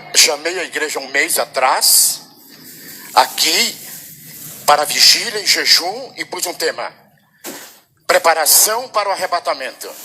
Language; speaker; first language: Portuguese; native; Portuguese